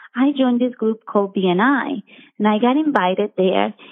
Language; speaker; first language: English; non-native, fluent; Spanish